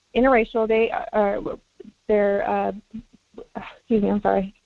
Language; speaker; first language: English; early bilingual, other home language; Spanish